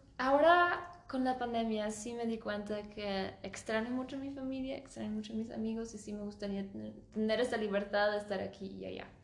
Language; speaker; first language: Spanish; early bilingual, heritage; Spanish